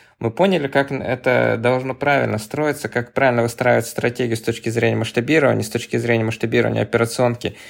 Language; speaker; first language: Russian; native; Russian